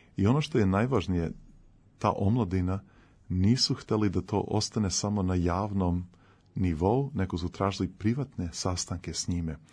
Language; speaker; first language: Serbian; early bilingual, heritage; Serbian